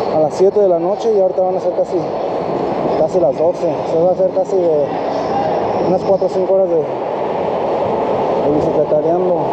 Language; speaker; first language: Spanish; early bilingual, heritage; Spanish